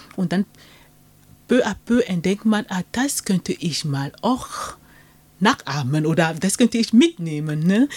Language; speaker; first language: German; non-native, fluent; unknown